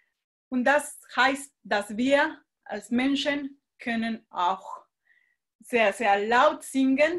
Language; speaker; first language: German; non-native, fluent; Spanish